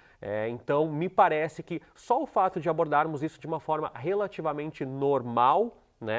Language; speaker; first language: Portuguese; native; Portuguese